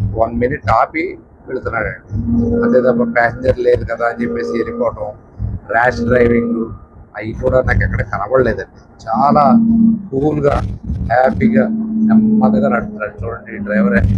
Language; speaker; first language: Telugu; native; Telugu